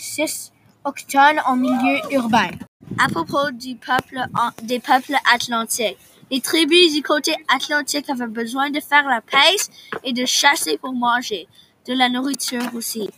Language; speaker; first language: French; non-native, local second language; English